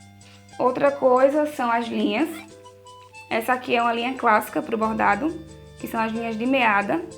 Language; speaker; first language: Portuguese; native; Portuguese